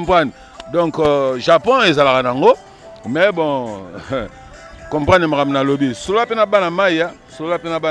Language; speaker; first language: French; non-native, local second language; Lingala